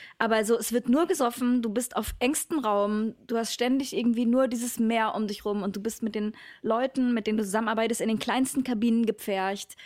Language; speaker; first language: German; native; German